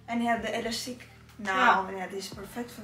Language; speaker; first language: Dutch; non-native, learner; Italian